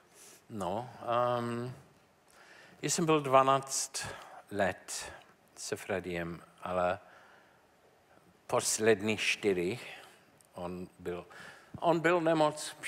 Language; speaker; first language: Czech; non-native, learner; English